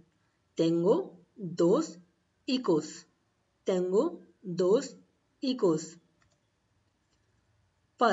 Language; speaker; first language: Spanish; non-native, learner; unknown